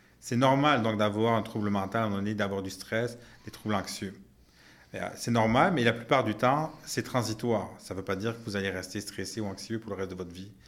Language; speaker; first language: French; native; French